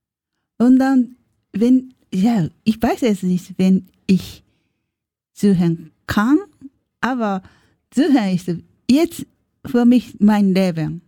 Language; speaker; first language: German; non-native, learner; Japanese